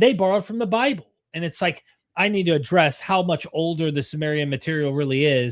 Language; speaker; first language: English; native; English